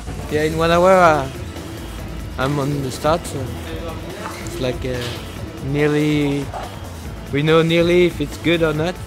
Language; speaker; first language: English; non-native, fluent; French